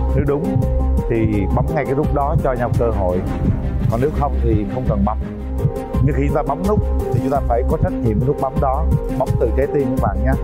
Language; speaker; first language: Vietnamese; native; Vietnamese